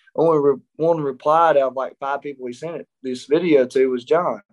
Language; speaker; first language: English; native; English